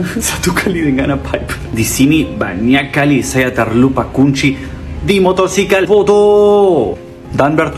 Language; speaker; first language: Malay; non-native, learner; Spanish